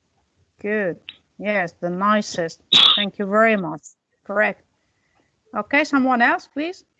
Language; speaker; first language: English; non-native, fluent; Arabic